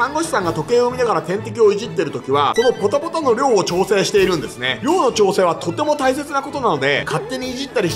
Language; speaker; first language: Japanese; native; Japanese